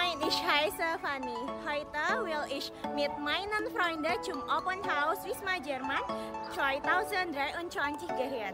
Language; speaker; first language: German; non-native, learner; Indonesian